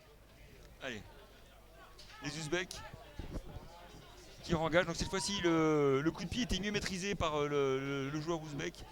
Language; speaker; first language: French; native; French